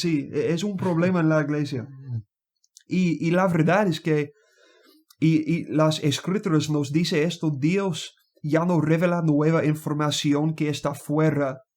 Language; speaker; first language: Spanish; non-native, learner; English